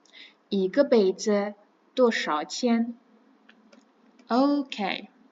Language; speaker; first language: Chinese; non-native, fluent; Kazakh